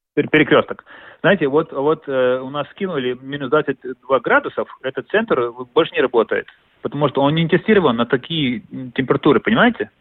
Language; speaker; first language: Russian; non-native, local second language; Latvian